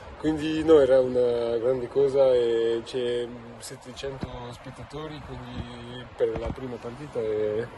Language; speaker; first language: Italian; non-native, learner; French